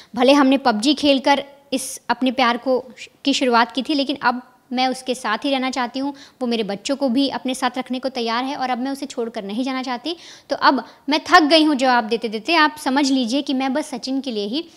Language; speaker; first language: Hindi; native; Hindi